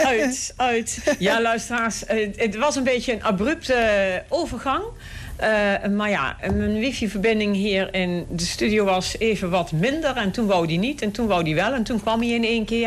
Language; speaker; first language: Dutch; native; Dutch